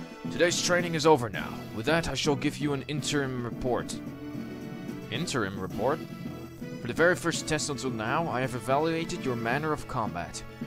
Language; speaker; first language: English; non-native, fluent; Dutch